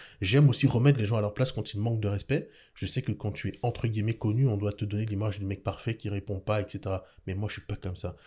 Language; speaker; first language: French; early bilingual, other home language; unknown